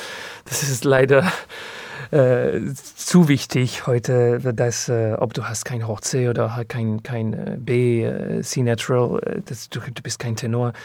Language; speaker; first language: German; non-native, learner; French